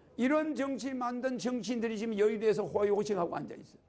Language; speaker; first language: Korean; native; Korean